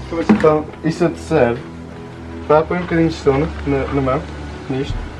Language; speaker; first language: Portuguese; early bilingual, heritage; Portuguese